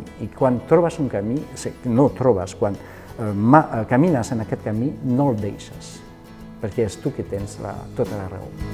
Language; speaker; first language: Catalan; non-native, fluent; French